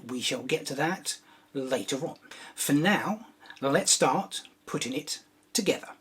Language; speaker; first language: English; native; English